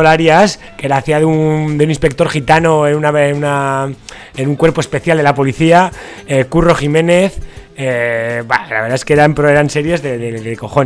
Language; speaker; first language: Spanish; native; Spanish